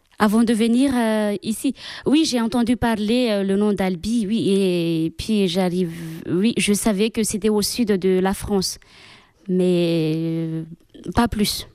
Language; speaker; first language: French; non-native, local second language; Malagasy